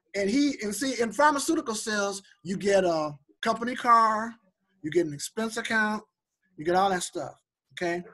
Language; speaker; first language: English; native; English